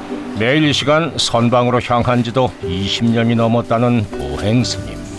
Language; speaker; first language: Korean; native; Korean